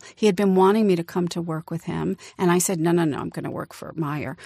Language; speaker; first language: English; native; English